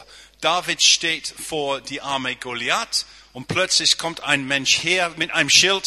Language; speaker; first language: German; non-native, fluent; English